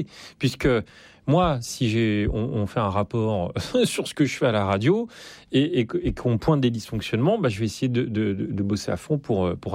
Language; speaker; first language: French; native; French